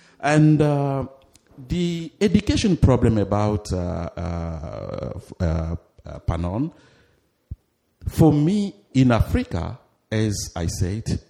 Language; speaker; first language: English; non-native, fluent; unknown